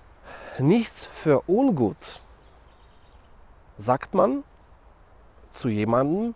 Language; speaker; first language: German; non-native, fluent; Polish